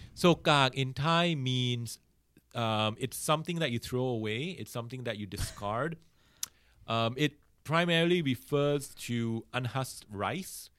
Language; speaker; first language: English; native; English